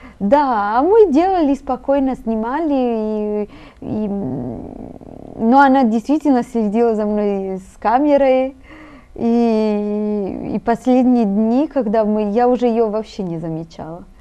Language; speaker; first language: Russian; non-native, fluent; Italian